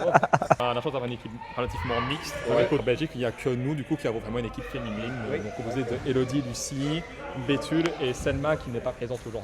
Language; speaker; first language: French; native; French